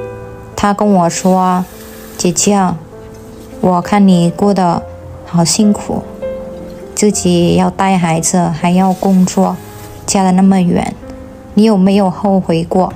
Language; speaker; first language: Chinese; non-native, fluent; Vietnamese